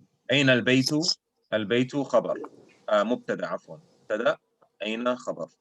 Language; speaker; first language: Arabic; non-native, fluent; English